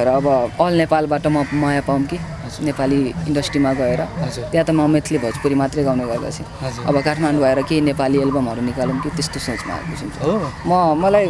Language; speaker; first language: Nepali; non-native, local second language; Maithili